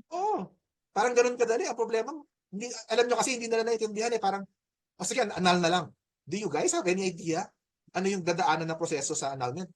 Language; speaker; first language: Filipino; native; Filipino